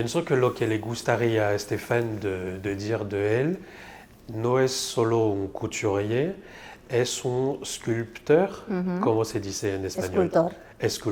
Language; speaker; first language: Spanish; non-native, fluent; French